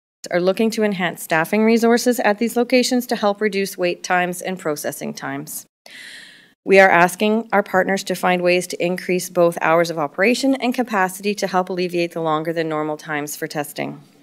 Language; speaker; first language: English; native; English